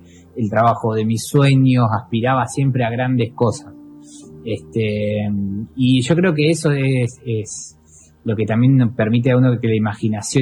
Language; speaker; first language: Spanish; native; Spanish